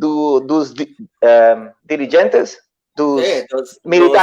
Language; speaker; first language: Portuguese; non-native, learner; Spanish